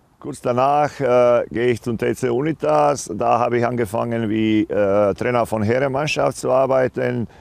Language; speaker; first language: German; non-native, fluent; Croatian